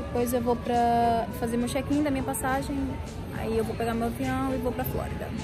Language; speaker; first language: Portuguese; native; Portuguese